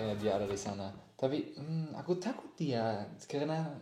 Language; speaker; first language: Indonesian; non-native, learner; German